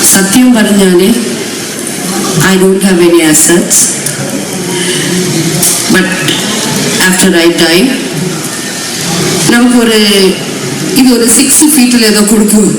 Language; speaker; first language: Malayalam; non-native, local second language; Tamil